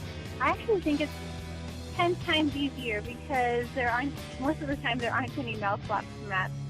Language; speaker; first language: English; native; English